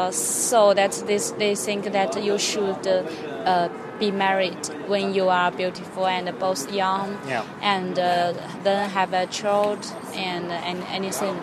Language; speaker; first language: English; non-native, fluent; Chinese